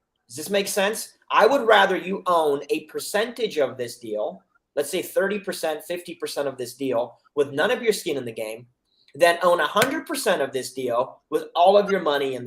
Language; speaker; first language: English; native; English